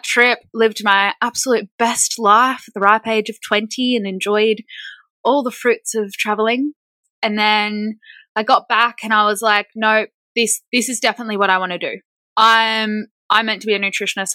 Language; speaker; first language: English; native; English